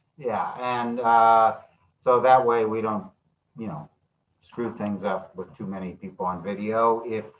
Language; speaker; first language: English; native; English